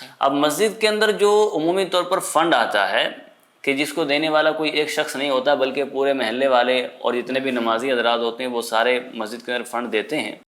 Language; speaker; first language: Urdu; native; Urdu